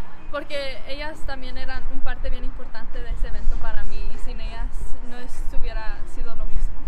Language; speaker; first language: Spanish; early bilingual, heritage; Spanish